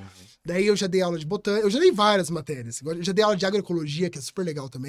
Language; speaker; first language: Portuguese; native; Portuguese